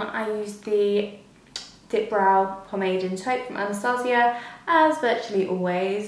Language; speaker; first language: English; native; English